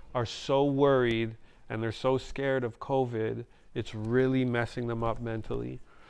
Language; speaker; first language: English; native; English